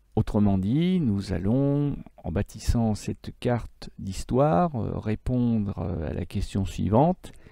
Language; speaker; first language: French; native; French